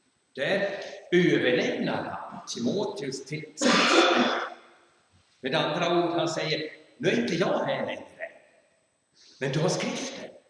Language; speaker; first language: Swedish; non-native, fluent; German